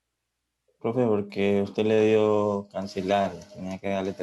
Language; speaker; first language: Spanish; native; Spanish